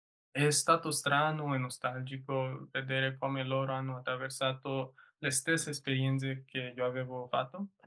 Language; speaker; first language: Italian; non-native, learner; English